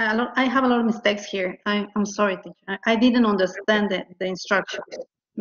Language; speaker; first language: English; non-native, learner; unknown